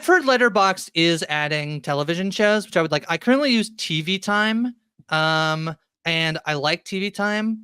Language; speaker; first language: English; native; English